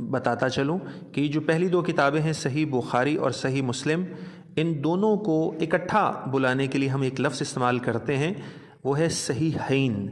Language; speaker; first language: Urdu; non-native, local second language; Punjabi